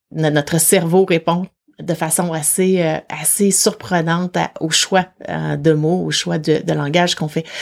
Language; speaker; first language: French; native; French